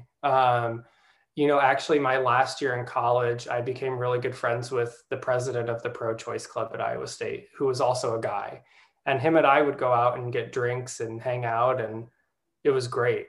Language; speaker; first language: English; native; English